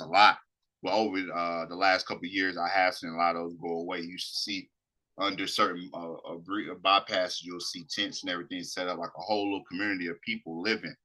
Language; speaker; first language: English; native; English